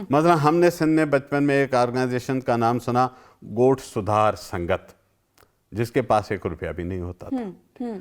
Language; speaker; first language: Urdu; non-native, local second language; Sindhi